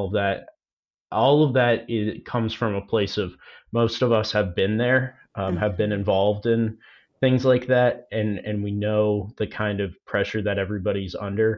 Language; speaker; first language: English; native; English